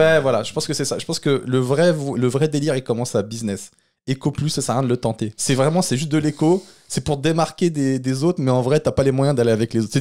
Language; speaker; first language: French; native; French